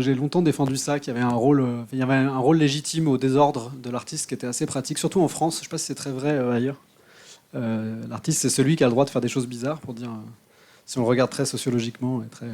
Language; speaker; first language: French; native; French